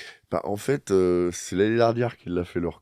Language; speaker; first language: French; native; French